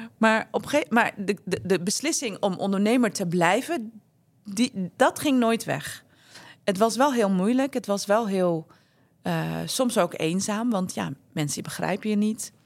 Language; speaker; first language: Dutch; early bilingual, other home language; Turkish